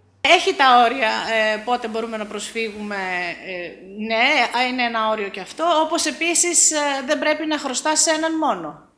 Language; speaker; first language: Greek; native; Greek